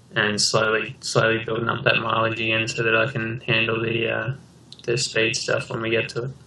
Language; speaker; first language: English; native; English